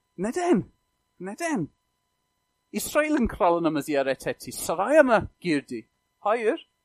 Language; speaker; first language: Turkish; non-native, fluent; English